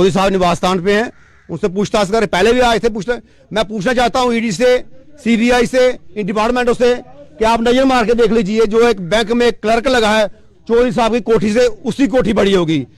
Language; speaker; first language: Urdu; non-native, local second language; Dogri